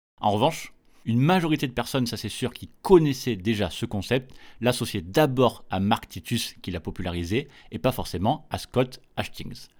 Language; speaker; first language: French; native; French